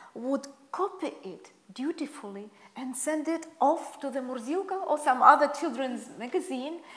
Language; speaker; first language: English; non-native, fluent; Russian